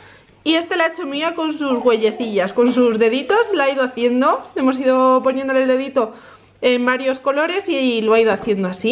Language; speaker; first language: Spanish; native; Spanish